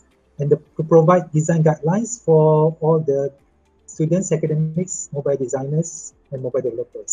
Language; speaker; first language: English; non-native, local second language; Malay